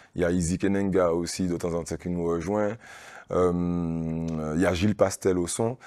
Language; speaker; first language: French; native; French